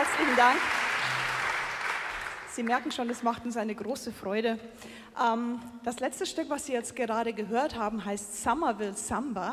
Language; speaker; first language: German; native; German